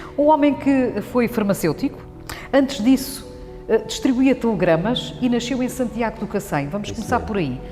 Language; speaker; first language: Portuguese; native; Portuguese